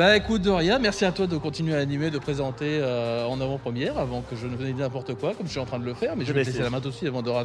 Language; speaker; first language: French; native; French